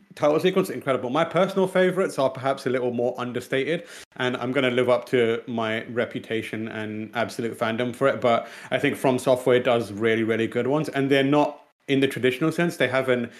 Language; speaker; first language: English; non-native, local second language; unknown